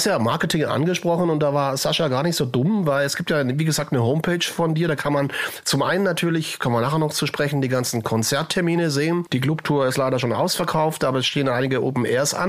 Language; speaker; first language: German; native; German